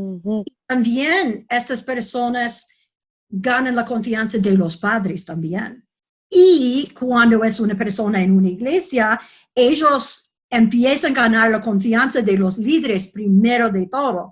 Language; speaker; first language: Spanish; non-native, fluent; English